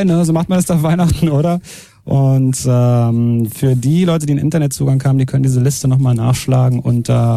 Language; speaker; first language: German; native; German